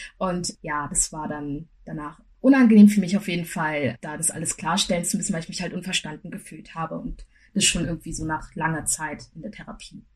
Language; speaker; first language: German; early bilingual, other home language; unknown